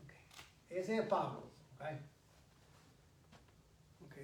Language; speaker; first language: Spanish; non-native, fluent; English